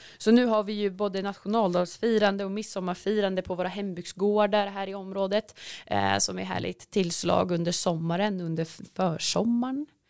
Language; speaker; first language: Swedish; native; Swedish